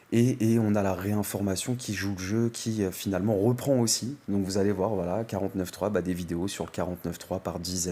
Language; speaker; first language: French; native; French